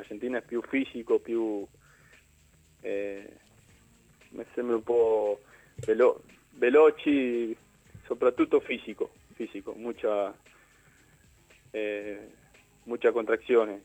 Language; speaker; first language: Italian; non-native, learner; Spanish